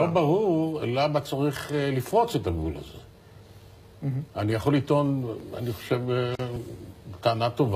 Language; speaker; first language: Hebrew; native; Hebrew